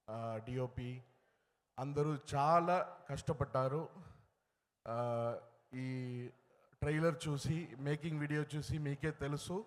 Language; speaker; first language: Telugu; non-native, learner; Tamil